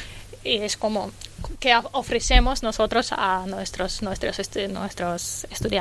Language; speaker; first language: Spanish; non-native, learner; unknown